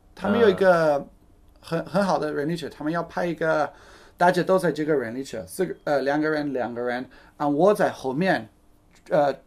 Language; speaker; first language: Chinese; non-native, fluent; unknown